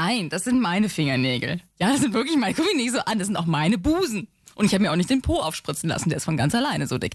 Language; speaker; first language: German; native; German